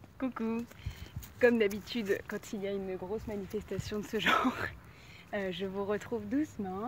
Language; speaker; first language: French; native; French